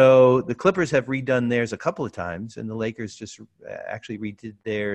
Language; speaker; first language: English; native; English